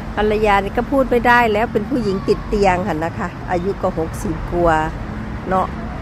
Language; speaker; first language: Thai; native; Thai